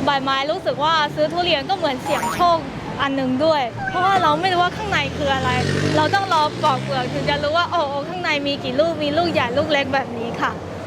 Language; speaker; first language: Thai; native; Thai